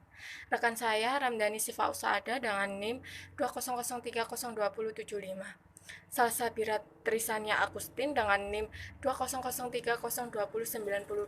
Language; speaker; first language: Indonesian; native; Indonesian